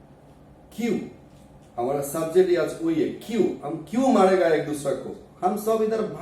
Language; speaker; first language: Hindi; non-native, learner; Bangla